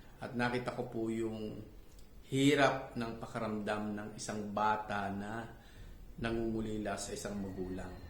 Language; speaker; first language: Filipino; native; Filipino